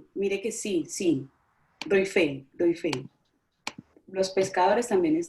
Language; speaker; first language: Spanish; native; Spanish